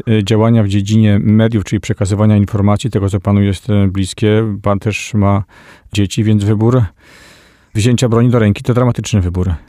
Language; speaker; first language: Polish; native; Polish